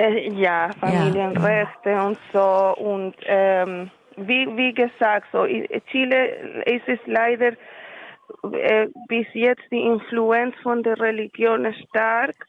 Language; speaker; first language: German; non-native, learner; Spanish